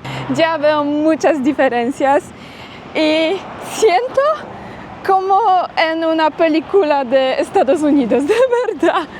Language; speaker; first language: Spanish; non-native, fluent; Polish